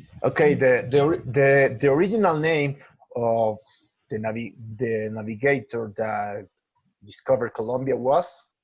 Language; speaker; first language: English; non-native, learner; Spanish